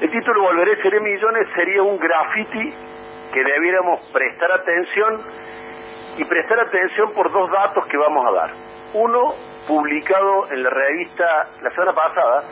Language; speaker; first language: Spanish; native; Spanish